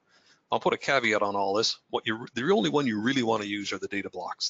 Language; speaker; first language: English; native; English